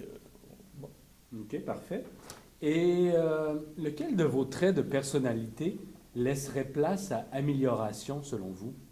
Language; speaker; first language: French; native; French